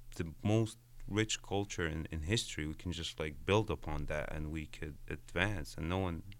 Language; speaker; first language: English; non-native, fluent; Arabic